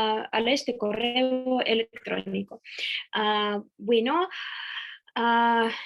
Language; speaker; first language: Spanish; non-native, fluent; Russian